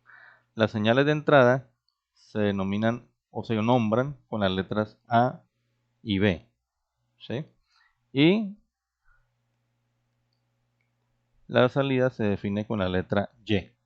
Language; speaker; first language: Spanish; native; Spanish